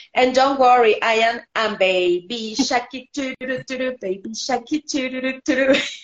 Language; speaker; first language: English; non-native, learner; Spanish